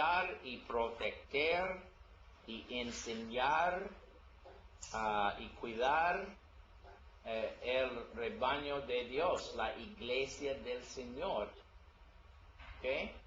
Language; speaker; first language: Spanish; non-native, learner; English